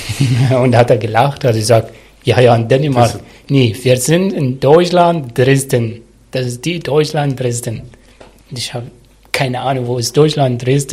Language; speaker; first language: German; non-native, learner; Arabic